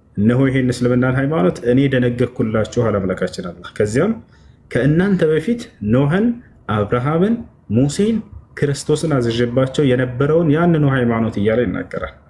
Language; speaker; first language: Amharic; native; Amharic